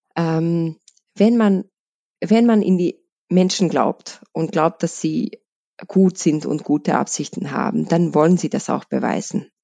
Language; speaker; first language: German; non-native, fluent; Bosnian